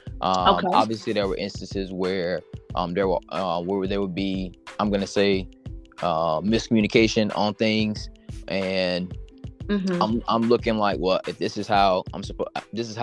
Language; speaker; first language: English; native; English